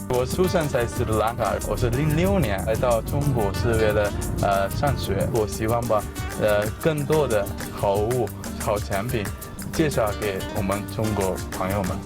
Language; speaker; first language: Chinese; non-native, fluent; Sinhala